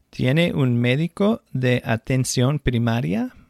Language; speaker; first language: Spanish; non-native, fluent; English